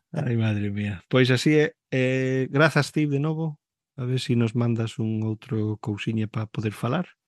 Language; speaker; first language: Galician; early bilingual, heritage; Galician